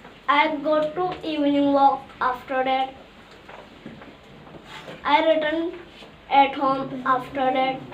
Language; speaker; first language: English; non-native, learner; Hindi